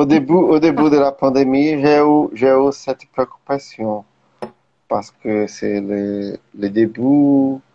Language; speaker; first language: French; non-native, learner; Portuguese